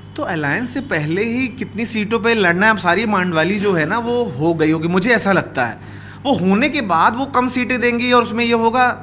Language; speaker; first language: Hindi; native; Hindi